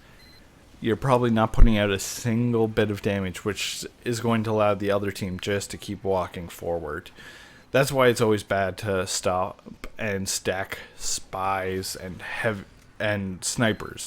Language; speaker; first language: English; native; English